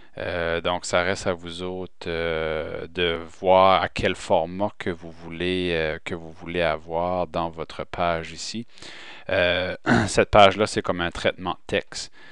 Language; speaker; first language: French; native; French